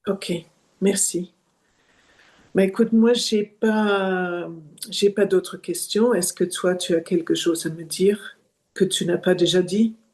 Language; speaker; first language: French; non-native, fluent; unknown